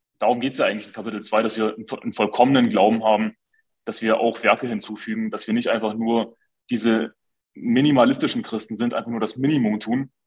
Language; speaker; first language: German; native; German